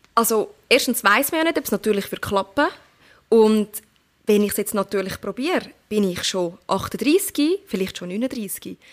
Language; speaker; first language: German; early bilingual, other home language; Turkish